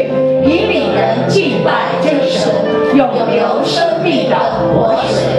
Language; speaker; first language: Chinese; native; Chinese